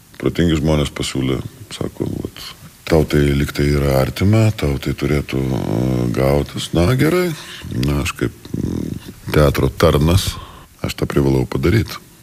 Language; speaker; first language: Lithuanian; native; Lithuanian